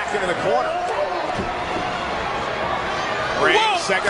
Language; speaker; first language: English; native; English